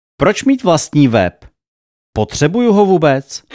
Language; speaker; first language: Czech; native; Czech